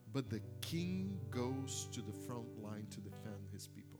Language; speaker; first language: English; non-native, fluent; Portuguese